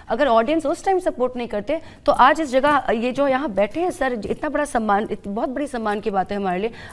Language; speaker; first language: Hindi; non-native, local second language; Bangla